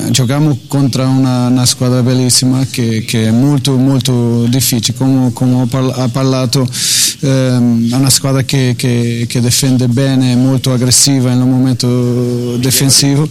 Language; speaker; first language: Italian; non-native, fluent; Portuguese